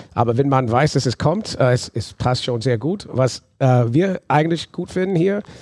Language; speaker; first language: German; non-native, fluent; English